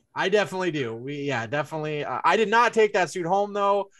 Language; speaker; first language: English; native; English